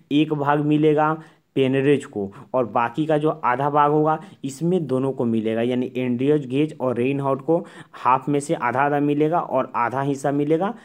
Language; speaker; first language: Hindi; native; Hindi